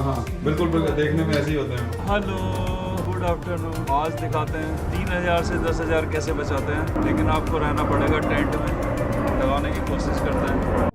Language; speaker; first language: Hindi; native; Hindi